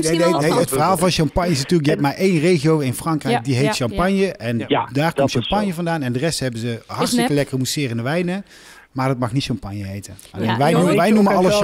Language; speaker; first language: Dutch; native; Dutch